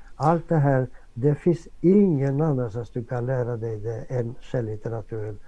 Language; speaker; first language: Swedish; non-native, fluent; Greek